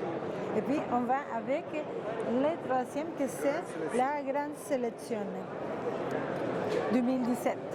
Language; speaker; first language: French; non-native, fluent; Spanish